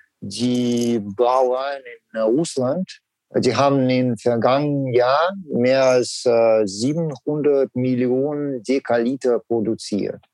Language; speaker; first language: German; non-native, learner; Russian